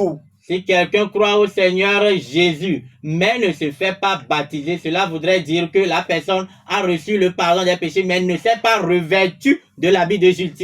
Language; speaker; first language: French; non-native, local second language; Ewe